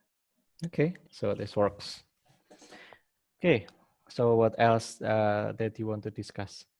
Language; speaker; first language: English; non-native, fluent; Indonesian